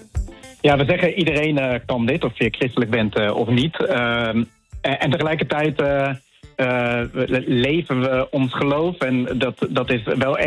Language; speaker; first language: Dutch; native; Dutch